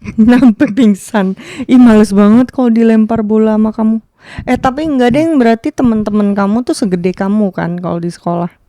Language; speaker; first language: Indonesian; native; Indonesian